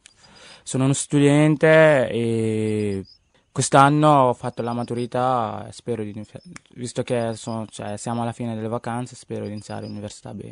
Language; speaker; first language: Italian; early bilingual, other home language; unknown